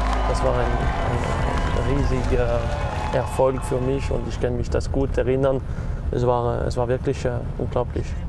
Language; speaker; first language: German; non-native, local second language; French